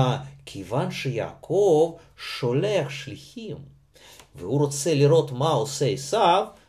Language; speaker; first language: Hebrew; non-native, fluent; Russian